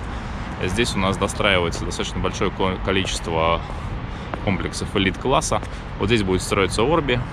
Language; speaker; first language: Russian; native; Russian